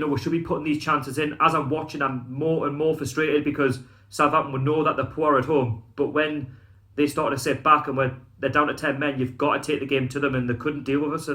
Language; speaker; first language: English; native; English